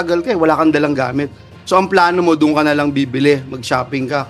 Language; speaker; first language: Filipino; native; Filipino